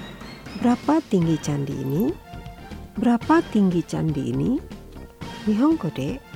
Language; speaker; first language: Japanese; non-native, fluent; Indonesian